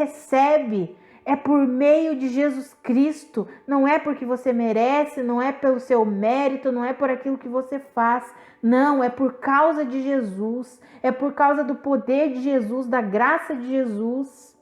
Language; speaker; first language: Portuguese; native; Portuguese